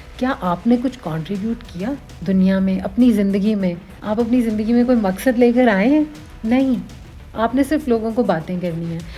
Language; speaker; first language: Urdu; early bilingual, heritage; Urdu